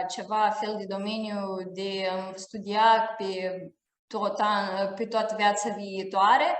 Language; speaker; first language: Romanian; non-native, fluent; Russian